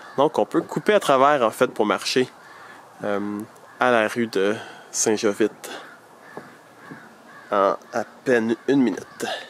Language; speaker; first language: French; native; French